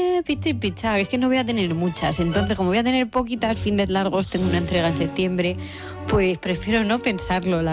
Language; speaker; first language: Spanish; native; Spanish